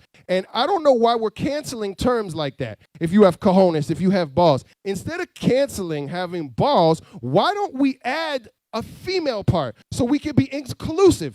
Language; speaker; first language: English; native; English